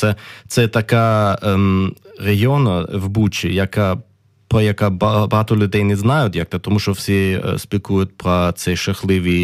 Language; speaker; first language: Ukrainian; non-native, learner; German